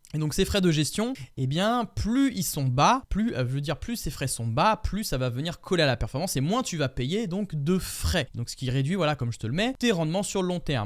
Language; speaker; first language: French; native; French